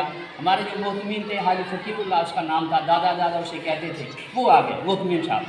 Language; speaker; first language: Urdu; native; Urdu